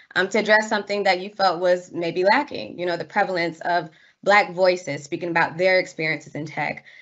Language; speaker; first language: English; native; English